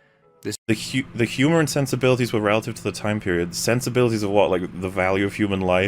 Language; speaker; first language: English; native; English